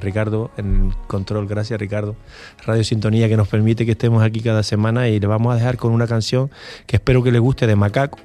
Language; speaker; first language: Spanish; native; Spanish